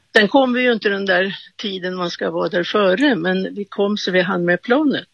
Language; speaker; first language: Swedish; native; Swedish